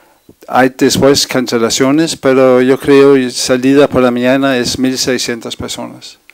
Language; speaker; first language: Spanish; non-native, fluent; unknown